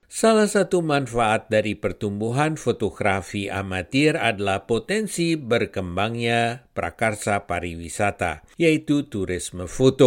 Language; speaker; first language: Indonesian; native; Indonesian